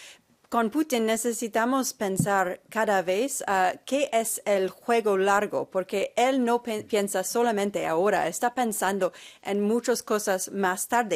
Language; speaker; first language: Spanish; non-native, fluent; English